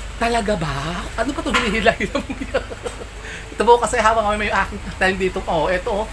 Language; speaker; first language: Filipino; native; Filipino